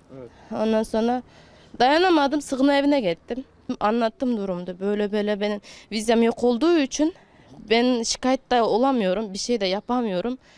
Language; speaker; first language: Turkish; non-native, fluent; Kyrgyz